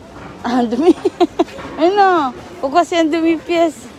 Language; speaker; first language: French; non-native, learner; Filipino